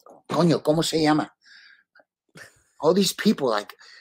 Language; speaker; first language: Spanish; early bilingual, heritage; Spanish